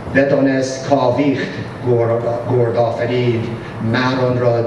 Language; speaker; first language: Persian; non-native, fluent; English